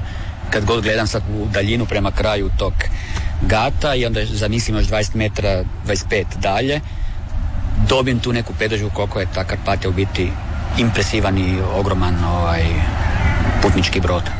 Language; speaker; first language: Serbian; native; Serbian